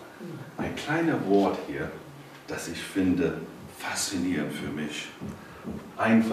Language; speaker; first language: German; non-native, fluent; English